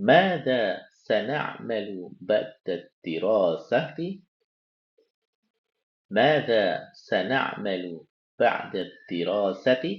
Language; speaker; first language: Arabic; non-native, fluent; Indonesian